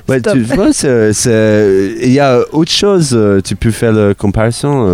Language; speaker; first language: French; non-native, learner; English